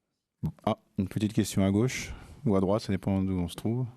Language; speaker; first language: French; native; French